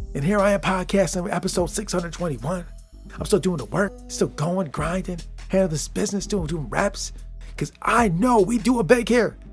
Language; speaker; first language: English; native; English